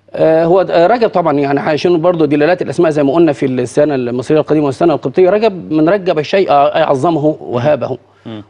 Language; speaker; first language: Arabic; native; Arabic